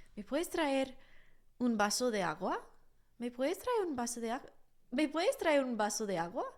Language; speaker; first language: Spanish; non-native, fluent; English